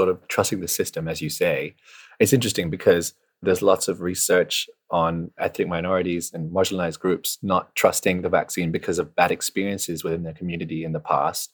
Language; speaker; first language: English; non-native, local second language; Cantonese